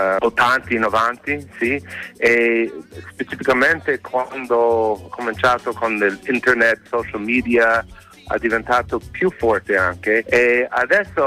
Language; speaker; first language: Italian; non-native, fluent; English